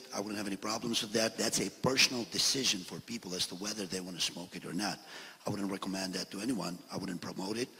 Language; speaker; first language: English; non-native, fluent; Albanian